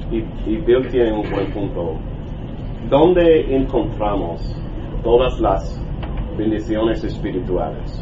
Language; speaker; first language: Spanish; non-native, learner; English